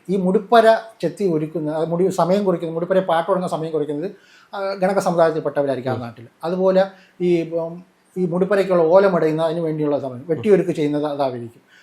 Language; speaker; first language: Malayalam; native; Malayalam